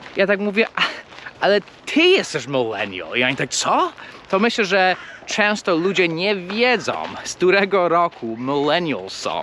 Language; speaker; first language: Polish; non-native, fluent; English